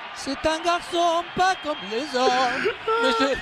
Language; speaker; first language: French; non-native, fluent; Spanish